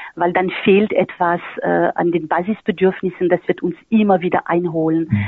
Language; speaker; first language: German; non-native, fluent; French